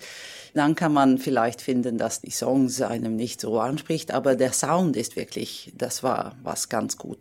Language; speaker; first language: German; non-native, fluent; Swedish